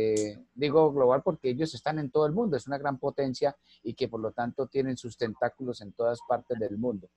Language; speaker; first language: Spanish; native; Spanish